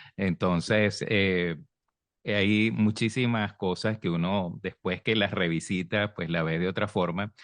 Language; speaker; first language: Spanish; native; Spanish